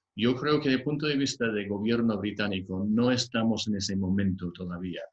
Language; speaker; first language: Spanish; non-native, fluent; English